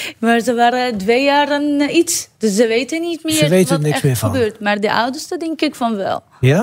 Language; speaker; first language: Dutch; non-native, learner; Arabic